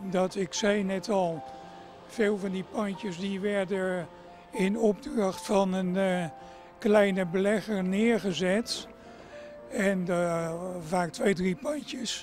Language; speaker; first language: Dutch; native; Dutch